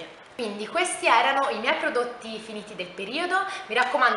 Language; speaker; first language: Italian; native; Italian